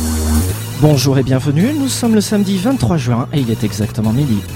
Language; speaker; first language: French; native; French